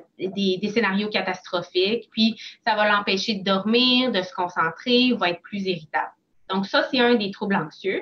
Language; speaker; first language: French; native; French